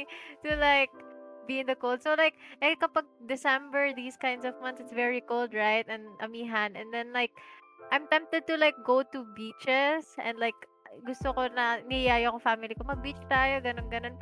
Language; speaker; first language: English; non-native, local second language; Filipino